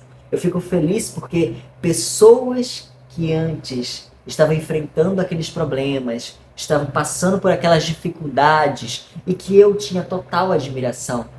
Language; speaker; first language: Portuguese; native; Portuguese